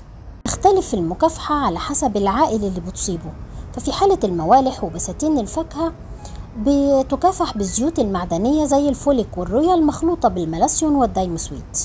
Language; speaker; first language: Arabic; native; Arabic